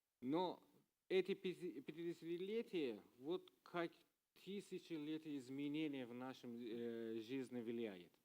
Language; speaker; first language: Russian; non-native, learner; Persian